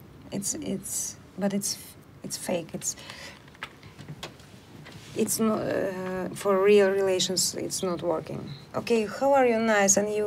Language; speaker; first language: English; non-native, learner; Russian